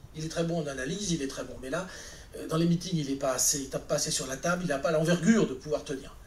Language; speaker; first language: French; native; French